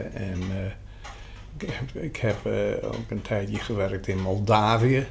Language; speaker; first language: Dutch; non-native, local second language; Western Frisian